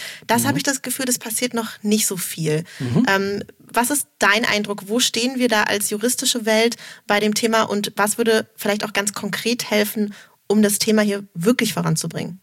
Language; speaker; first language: German; native; German